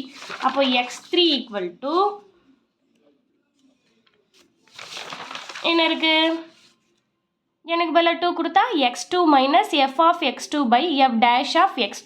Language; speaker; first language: Tamil; native; Tamil